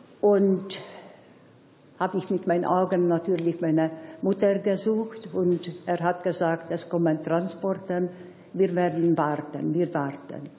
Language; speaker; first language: German; non-native, fluent; Hungarian